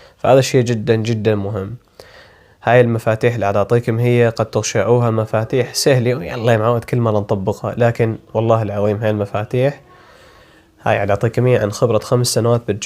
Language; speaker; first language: Arabic; native; Arabic